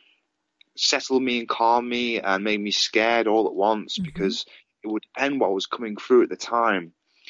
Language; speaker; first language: English; native; English